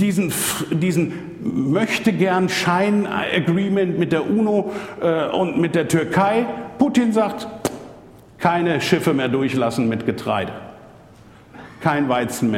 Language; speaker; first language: German; native; German